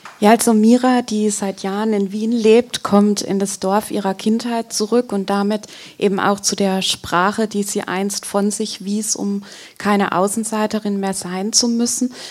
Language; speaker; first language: German; native; German